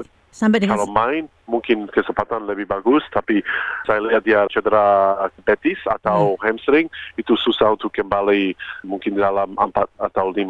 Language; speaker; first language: Indonesian; non-native, fluent; Croatian